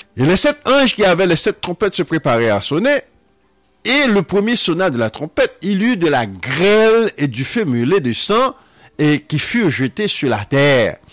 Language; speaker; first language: French; non-native, local second language; Haitian Creole